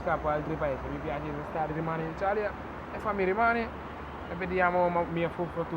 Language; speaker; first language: Italian; non-native, learner; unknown